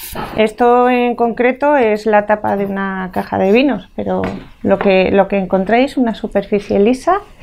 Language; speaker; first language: Spanish; native; Spanish